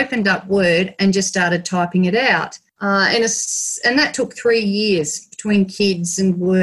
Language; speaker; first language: English; native; English